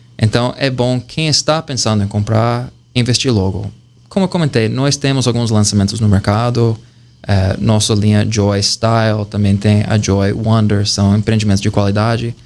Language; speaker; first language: Portuguese; non-native, fluent; English